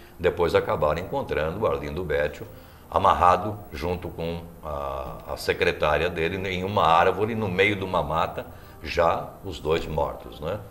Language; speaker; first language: Portuguese; native; Portuguese